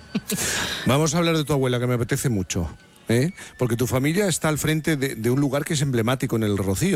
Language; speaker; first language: Spanish; native; Spanish